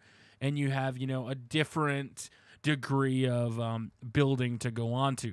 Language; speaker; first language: English; native; English